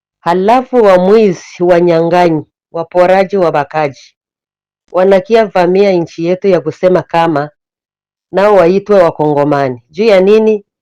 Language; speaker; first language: Swahili; native; Swahili